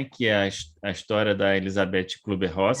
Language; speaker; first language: Portuguese; native; Portuguese